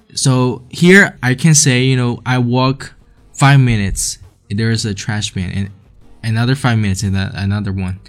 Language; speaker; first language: English; non-native, fluent; Chinese